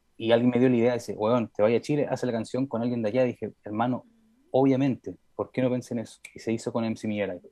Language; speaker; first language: Spanish; early bilingual, heritage; Spanish